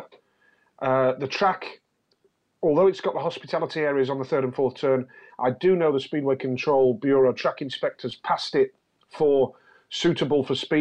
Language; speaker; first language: English; native; English